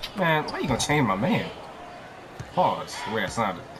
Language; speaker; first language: English; native; English